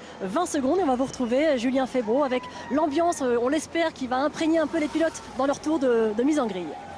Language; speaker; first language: French; native; French